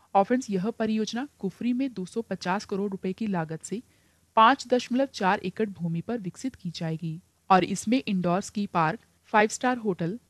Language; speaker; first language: Hindi; native; Hindi